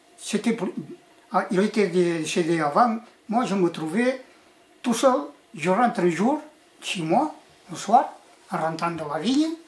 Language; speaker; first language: French; early bilingual, other home language; Catalan